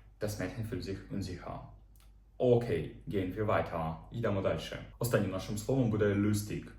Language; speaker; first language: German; non-native, fluent; Ukrainian